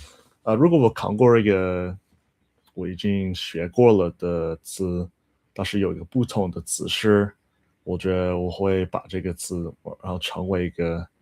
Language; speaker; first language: Chinese; non-native, learner; English